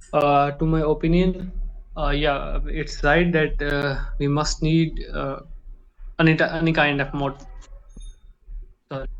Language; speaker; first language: English; non-native, learner; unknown